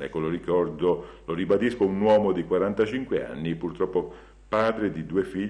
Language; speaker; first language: Italian; native; Italian